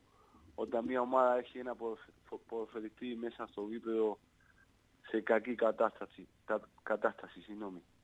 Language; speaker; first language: Greek; non-native, learner; Spanish